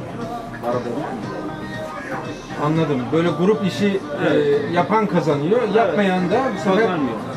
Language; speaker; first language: Turkish; native; Turkish